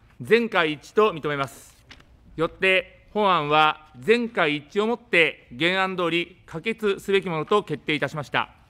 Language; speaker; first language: Japanese; native; Japanese